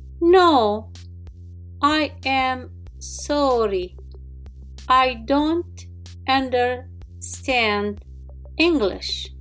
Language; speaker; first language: English; non-native, fluent; Arabic